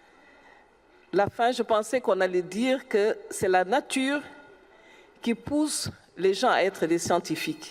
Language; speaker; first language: French; non-native, local second language; Wolof